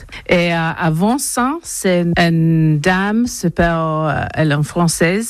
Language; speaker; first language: French; non-native, learner; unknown